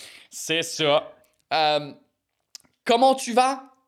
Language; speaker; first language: French; non-native, fluent; English